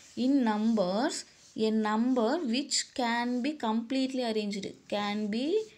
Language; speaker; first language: English; non-native, local second language; Tamil